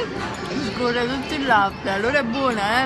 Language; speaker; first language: Italian; native; Italian